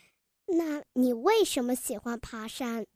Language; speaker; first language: Chinese; early bilingual, heritage; Chinese